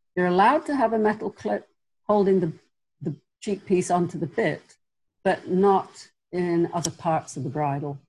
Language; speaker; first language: English; native; English